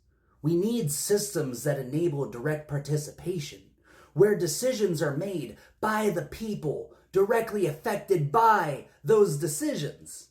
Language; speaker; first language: English; native; English